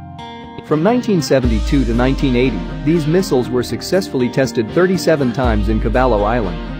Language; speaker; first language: English; non-native, local second language; Filipino